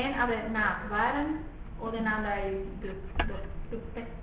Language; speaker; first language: Swedish; non-native, fluent; Spanish